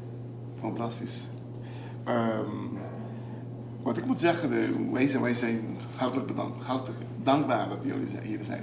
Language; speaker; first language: Dutch; non-native, local second language; Papiamento